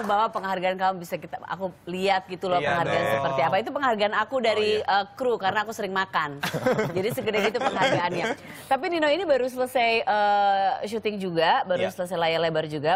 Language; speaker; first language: Indonesian; native; Indonesian